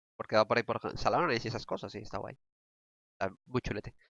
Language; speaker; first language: Spanish; native; Spanish